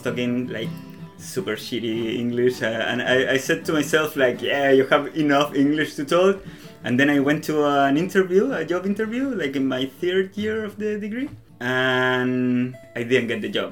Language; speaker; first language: English; non-native, learner; Spanish